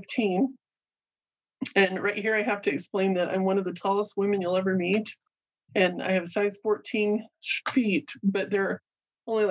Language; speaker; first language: English; native; English